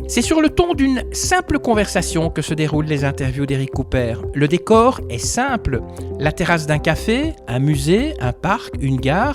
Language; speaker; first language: French; native; French